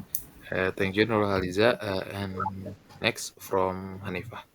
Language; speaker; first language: English; non-native, learner; Indonesian